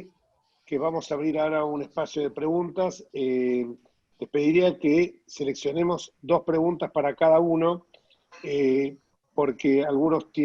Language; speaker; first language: Spanish; native; Spanish